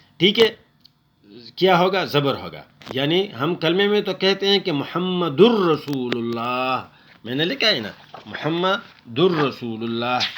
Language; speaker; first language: Urdu; non-native, local second language; Pashto